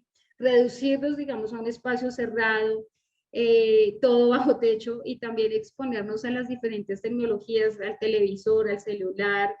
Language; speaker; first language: Spanish; native; Spanish